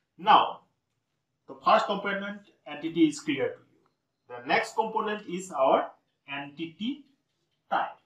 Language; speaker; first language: English; non-native, local second language; Assamese